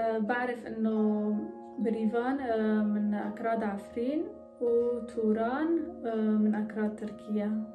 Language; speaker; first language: Arabic; non-native, local second language; Kurdish